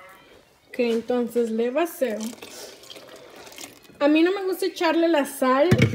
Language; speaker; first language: Spanish; early bilingual, heritage; Spanish